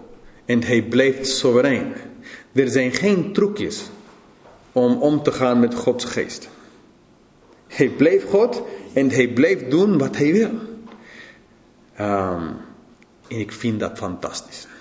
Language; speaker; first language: Dutch; non-native, fluent; English